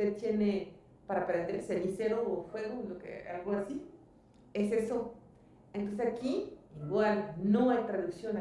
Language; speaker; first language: Spanish; non-native, fluent; French